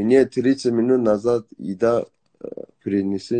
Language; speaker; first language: Russian; non-native, learner; Persian